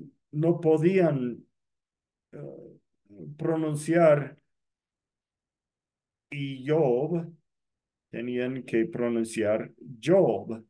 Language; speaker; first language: Spanish; non-native, fluent; English